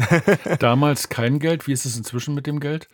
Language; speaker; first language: German; native; German